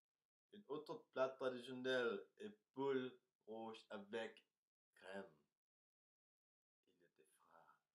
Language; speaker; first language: French; non-native, learner; Danish